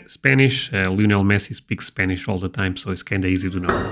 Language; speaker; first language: English; non-native, fluent; Portuguese